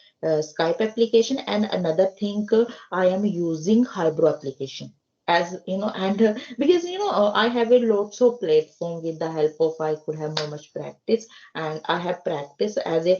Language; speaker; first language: English; non-native, learner; Hindi